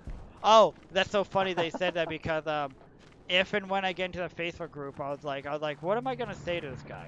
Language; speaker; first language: English; native; English